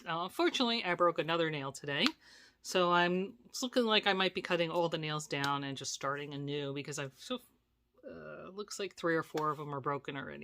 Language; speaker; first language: English; native; English